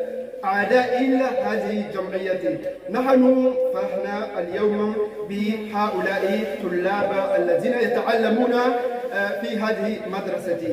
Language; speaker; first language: Arabic; non-native, learner; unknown